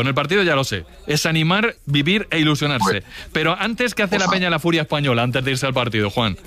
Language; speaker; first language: Spanish; native; Spanish